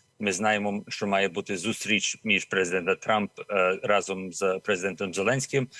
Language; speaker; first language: Ukrainian; early bilingual, heritage; Ukrainian